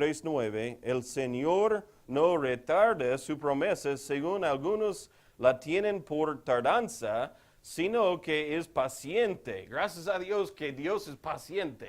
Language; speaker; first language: Spanish; non-native, fluent; English